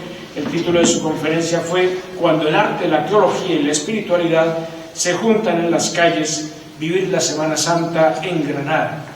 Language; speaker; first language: Spanish; native; Spanish